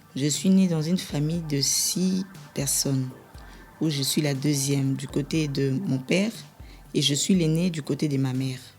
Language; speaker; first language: French; non-native, local second language; Lingala